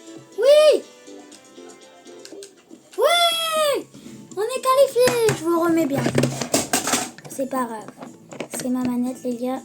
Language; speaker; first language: French; native; French